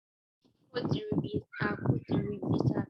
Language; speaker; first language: English; non-native, learner; Vietnamese